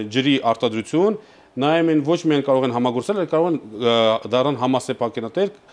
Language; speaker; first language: Armenian; native; Armenian